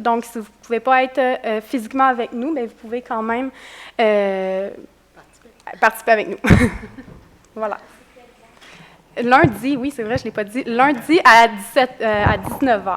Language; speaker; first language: French; native; French